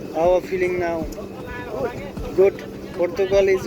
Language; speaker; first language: English; non-native, learner; Nepali